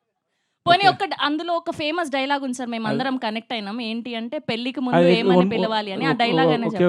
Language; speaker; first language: Telugu; native; Telugu